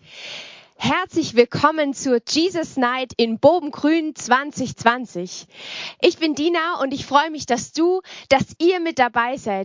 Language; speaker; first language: German; native; German